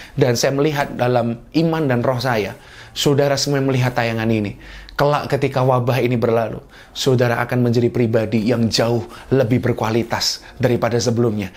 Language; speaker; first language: Indonesian; native; Indonesian